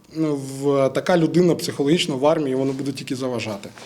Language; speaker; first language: Ukrainian; non-native, local second language; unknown